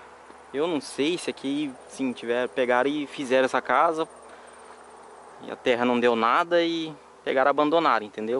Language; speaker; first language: Portuguese; native; Portuguese